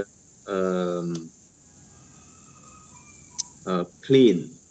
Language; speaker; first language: English; non-native, learner; Vietnamese